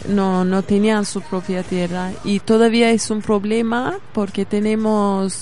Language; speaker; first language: Spanish; non-native, fluent; Kurdish